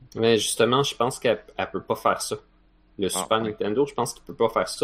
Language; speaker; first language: French; native; French